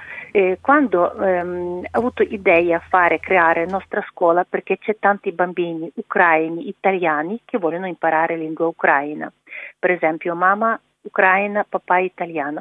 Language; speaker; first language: Italian; non-native, learner; Ukrainian